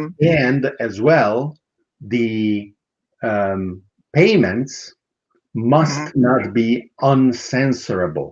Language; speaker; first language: English; non-native, fluent; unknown